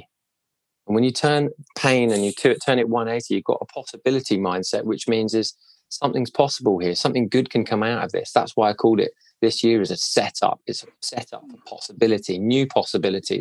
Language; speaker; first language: English; native; English